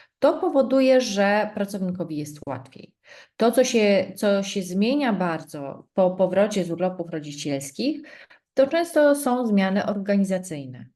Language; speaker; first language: Polish; native; Polish